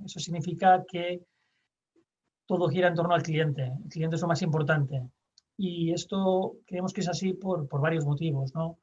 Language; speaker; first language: Spanish; native; Spanish